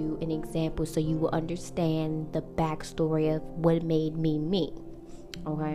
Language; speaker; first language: English; native; English